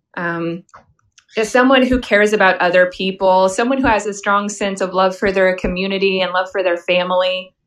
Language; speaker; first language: English; native; English